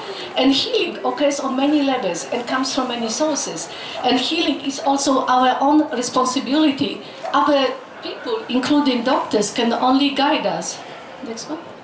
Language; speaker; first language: English; non-native, fluent; Polish